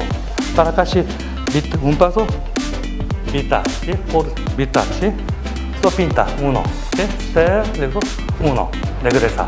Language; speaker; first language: Spanish; non-native, learner; Korean